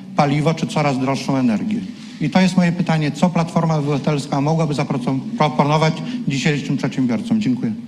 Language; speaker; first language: Polish; native; Polish